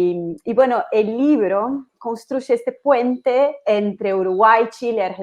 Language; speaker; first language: Spanish; non-native, fluent; Portuguese